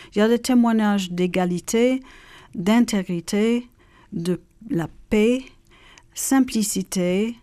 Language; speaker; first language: French; non-native, fluent; English